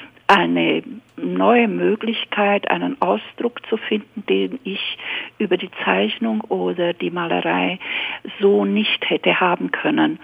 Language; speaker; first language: German; native; German